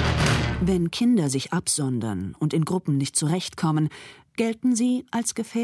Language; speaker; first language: German; native; German